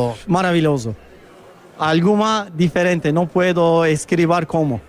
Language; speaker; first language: Spanish; non-native, learner; Turkish